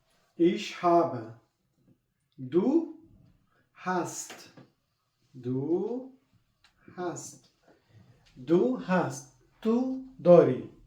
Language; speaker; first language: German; non-native, learner; Persian